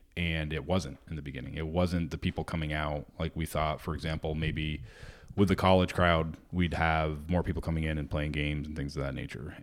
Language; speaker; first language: English; native; English